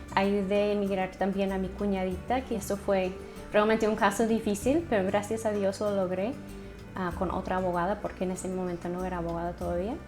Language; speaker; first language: Spanish; non-native, fluent; English